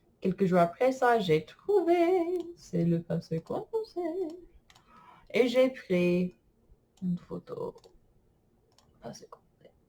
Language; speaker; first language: French; non-native, fluent; English